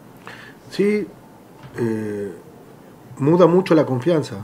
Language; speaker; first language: Portuguese; non-native, learner; Spanish